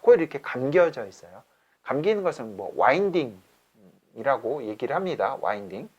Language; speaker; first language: Korean; native; Korean